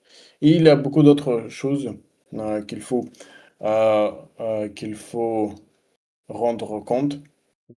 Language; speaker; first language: French; non-native, learner; Russian